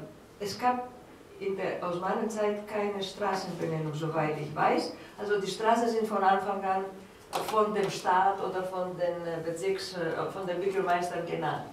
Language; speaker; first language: German; non-native, fluent; Greek